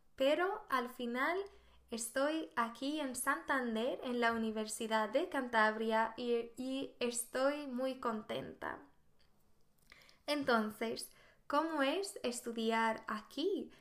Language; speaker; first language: Spanish; non-native, fluent; Swedish